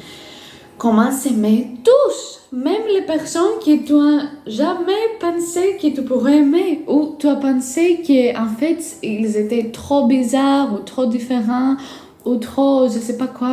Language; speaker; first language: French; non-native, fluent; Greek